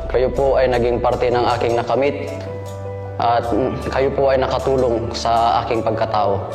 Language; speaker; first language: Filipino; non-native, local second language; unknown